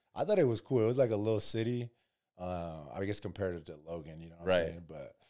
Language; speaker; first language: English; native; English